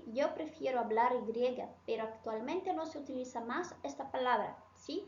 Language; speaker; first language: Spanish; non-native, fluent; Portuguese